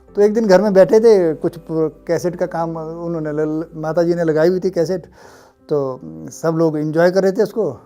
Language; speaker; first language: Hindi; native; Hindi